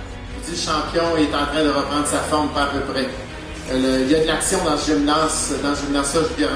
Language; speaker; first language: French; native; French